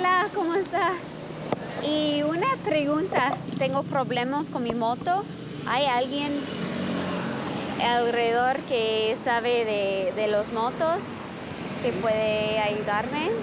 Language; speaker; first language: Spanish; non-native, learner; English